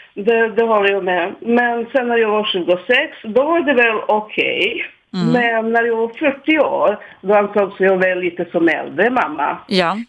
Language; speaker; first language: Swedish; non-native, fluent; Serbian